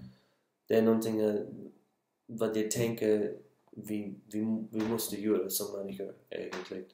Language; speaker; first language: Swedish; non-native, learner; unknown